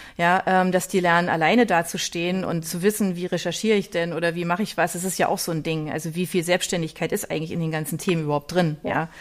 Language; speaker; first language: German; native; German